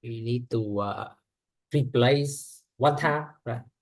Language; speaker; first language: English; non-native, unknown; Vietnamese